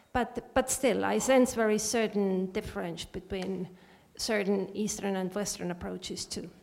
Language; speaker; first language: English; non-native, fluent; Estonian